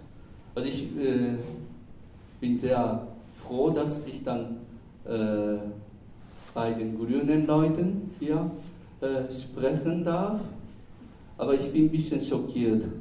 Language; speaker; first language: German; non-native, fluent; Japanese